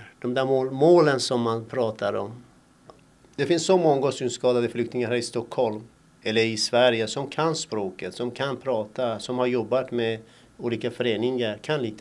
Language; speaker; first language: Swedish; non-native, fluent; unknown